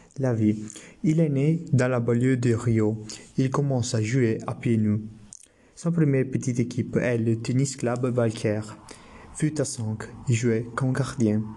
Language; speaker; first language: French; non-native, learner; Italian